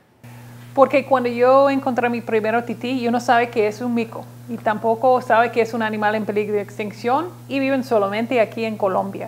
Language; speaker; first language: Spanish; non-native, learner; English